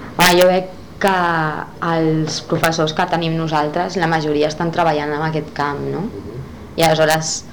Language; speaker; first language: Catalan; non-native, local second language; Spanish